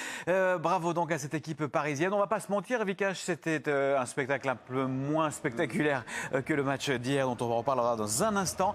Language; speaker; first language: French; native; French